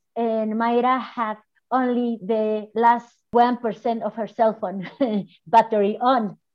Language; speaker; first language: English; non-native, fluent; Spanish